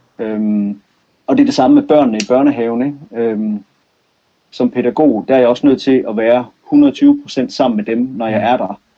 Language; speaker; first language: Danish; native; Danish